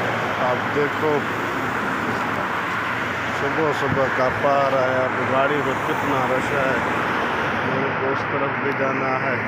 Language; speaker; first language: Hindi; non-native, local second language; Baluchi